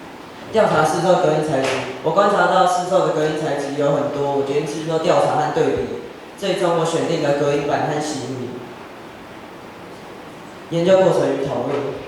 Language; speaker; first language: Chinese; native; Chinese